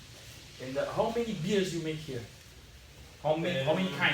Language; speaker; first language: English; non-native, learner; Portuguese